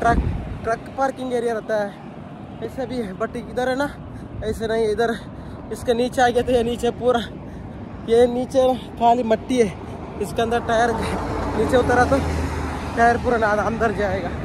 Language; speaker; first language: Hindi; non-native, local second language; Kannada